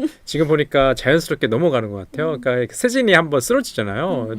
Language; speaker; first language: Korean; native; Korean